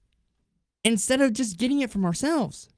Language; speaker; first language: English; native; English